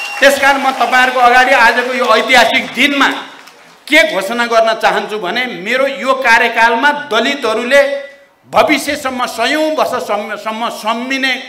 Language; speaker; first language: Nepali; native; Nepali